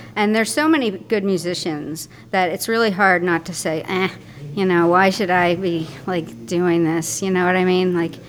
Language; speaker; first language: English; native; English